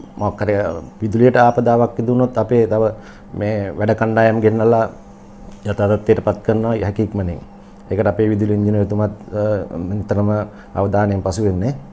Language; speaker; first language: Sinhala; native; Sinhala